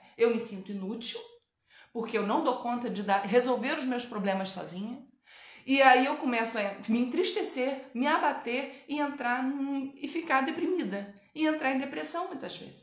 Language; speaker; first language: Portuguese; native; Portuguese